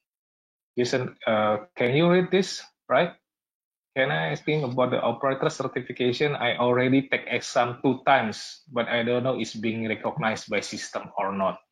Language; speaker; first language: English; non-native, learner; Indonesian